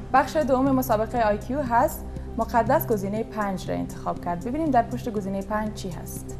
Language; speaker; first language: Persian; native; Persian